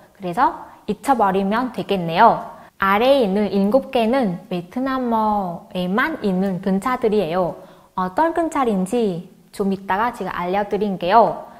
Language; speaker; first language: Korean; non-native, fluent; Vietnamese